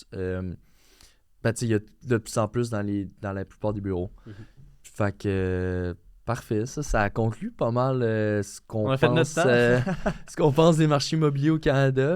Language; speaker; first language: French; native; French